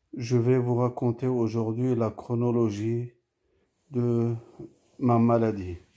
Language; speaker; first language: French; early bilingual, other home language; Turkish